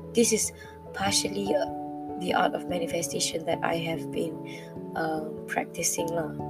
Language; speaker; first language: English; non-native, local second language; Malay